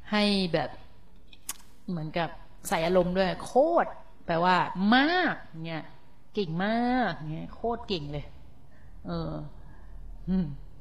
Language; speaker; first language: Thai; native; Thai